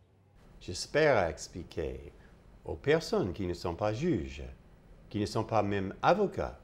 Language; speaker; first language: French; non-native, fluent; English